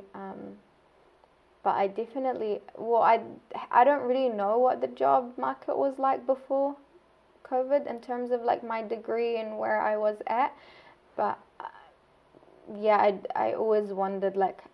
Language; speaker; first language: English; non-native, fluent; Arabic